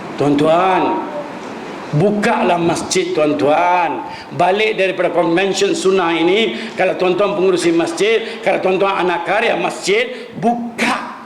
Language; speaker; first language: Malay; non-native, local second language; Min Nan Chinese